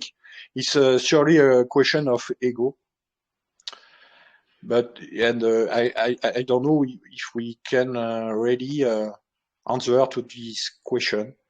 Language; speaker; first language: English; non-native, learner; French